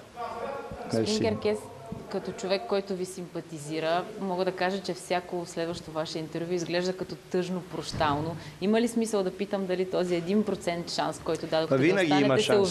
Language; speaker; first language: Bulgarian; native; Bulgarian